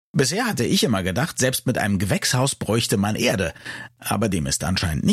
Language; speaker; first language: German; native; German